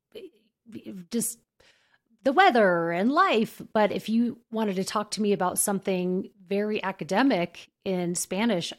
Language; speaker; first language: English; native; English